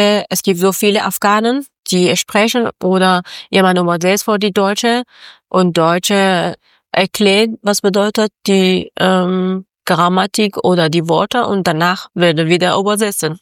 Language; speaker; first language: German; non-native, learner; Persian